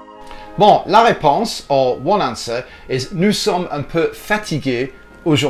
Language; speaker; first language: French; non-native, fluent; English